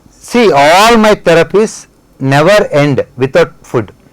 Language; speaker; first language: English; non-native, local second language; Telugu